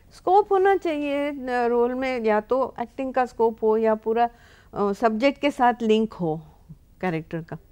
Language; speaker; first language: Hindi; non-native, local second language; Marathi